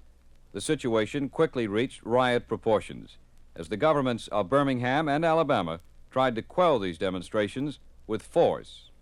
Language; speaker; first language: English; native; English